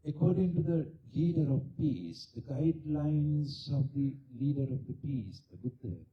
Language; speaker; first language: English; non-native, local second language; Sinhala